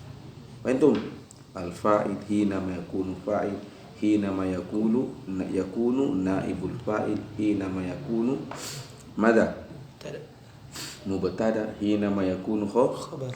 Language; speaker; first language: Arabic; non-native, fluent; Indonesian